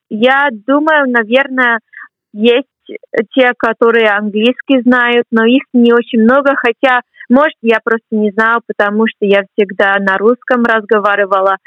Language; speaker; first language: Russian; non-native, fluent; English